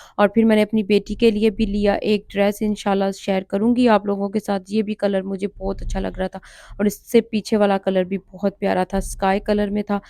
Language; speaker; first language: Urdu; non-native, local second language; Punjabi